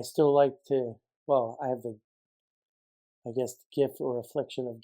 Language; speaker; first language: English; native; English